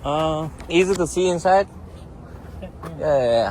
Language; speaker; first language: English; non-native, fluent; Turkish